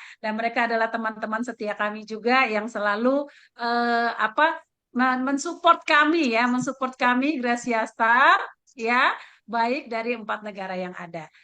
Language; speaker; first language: Indonesian; native; Indonesian